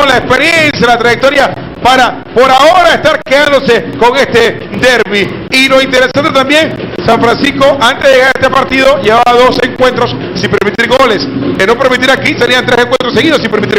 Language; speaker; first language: Spanish; native; Spanish